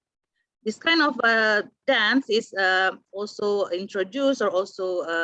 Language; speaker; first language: English; non-native, fluent; Indonesian